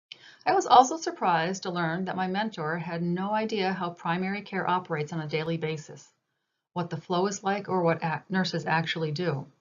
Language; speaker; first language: English; native; English